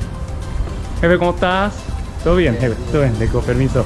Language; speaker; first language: Spanish; non-native, learner; Japanese